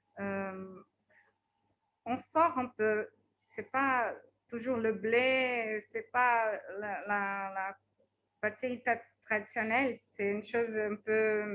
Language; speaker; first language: French; non-native, fluent; Portuguese